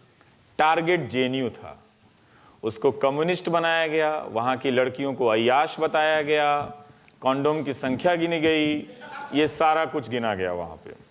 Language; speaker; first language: Hindi; native; Hindi